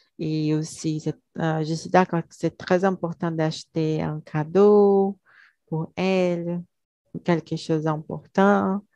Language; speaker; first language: French; non-native, learner; Portuguese